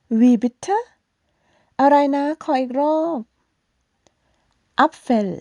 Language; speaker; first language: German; non-native, fluent; Thai